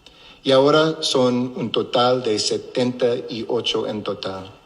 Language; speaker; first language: Spanish; non-native, local second language; English